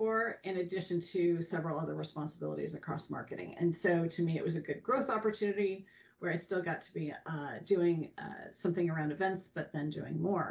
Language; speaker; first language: English; native; English